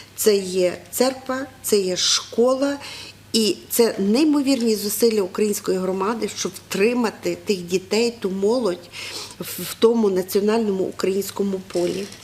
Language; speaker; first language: Ukrainian; native; Ukrainian